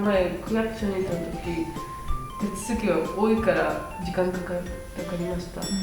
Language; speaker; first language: Japanese; non-native, learner; Spanish